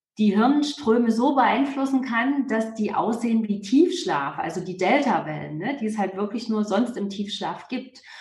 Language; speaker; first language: German; native; German